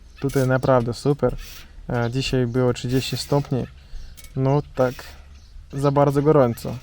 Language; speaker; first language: Polish; non-native, learner; Russian